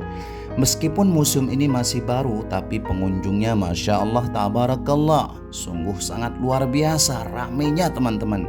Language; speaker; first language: Indonesian; native; Indonesian